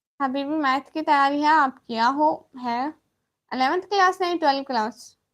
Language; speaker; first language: Urdu; non-native, local second language; Punjabi